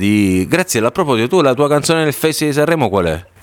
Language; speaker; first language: Italian; native; Italian